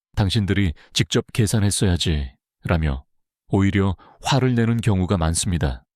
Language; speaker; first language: Korean; non-native, fluent; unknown